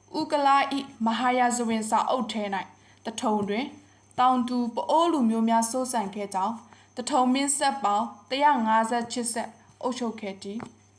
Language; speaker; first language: Burmese; non-native, local second language; Pa'o Karen